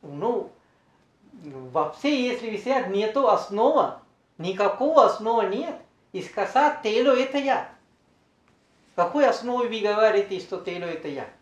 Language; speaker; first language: Russian; non-native, learner; Sinhala